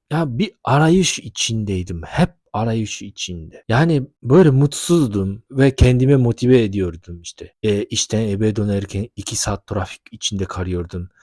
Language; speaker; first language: Turkish; non-native, fluent; Japanese